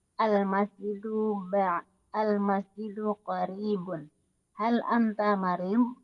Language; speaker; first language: Arabic; non-native, learner; Indonesian